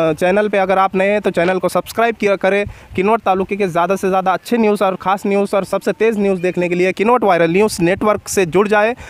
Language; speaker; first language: Hindi; non-native, local second language; Marathi